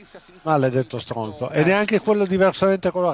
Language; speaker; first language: Italian; native; Italian